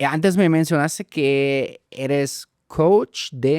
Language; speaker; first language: Spanish; non-native, fluent; German